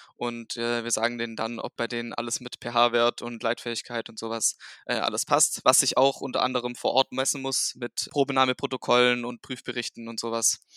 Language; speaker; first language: German; native; German